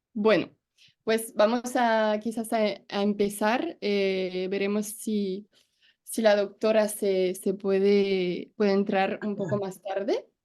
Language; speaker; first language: Spanish; non-native, fluent; French